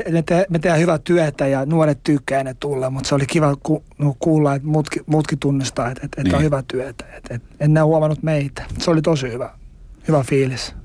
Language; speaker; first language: Finnish; non-native, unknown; Albanian